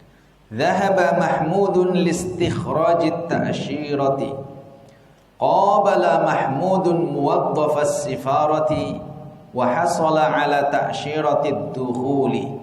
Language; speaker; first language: Arabic; non-native, fluent; Indonesian